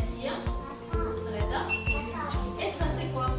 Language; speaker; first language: French; non-native, local second language; Arabic